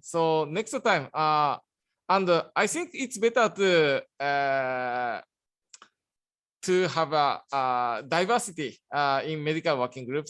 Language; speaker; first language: English; non-native, learner; Japanese